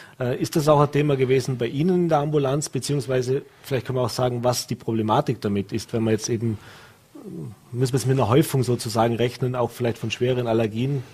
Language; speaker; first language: German; native; German